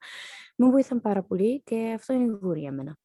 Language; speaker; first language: Greek; early bilingual, heritage; Dutch